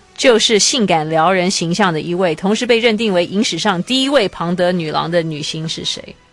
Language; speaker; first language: Chinese; native; Chinese